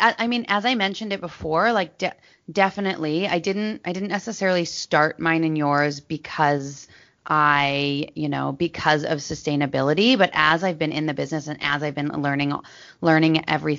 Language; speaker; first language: English; native; English